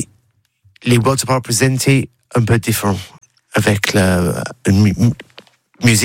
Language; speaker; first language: French; non-native, learner; English